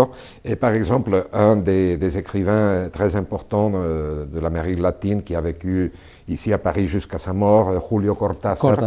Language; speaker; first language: French; non-native, fluent; Spanish